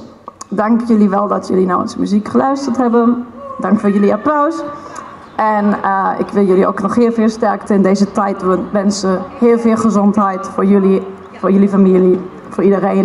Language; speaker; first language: Dutch; non-native, fluent; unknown